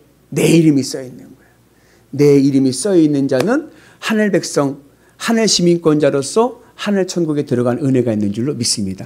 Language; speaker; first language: Korean; native; Korean